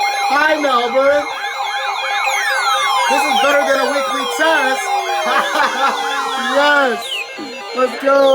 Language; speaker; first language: English; native; English